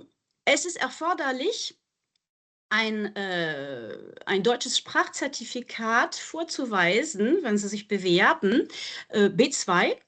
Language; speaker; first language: German; non-native, fluent; French